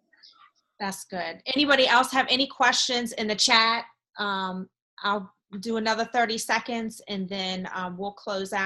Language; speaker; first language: English; native; English